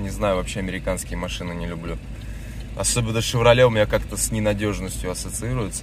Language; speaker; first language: Russian; native; Russian